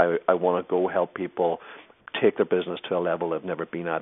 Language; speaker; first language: English; native; English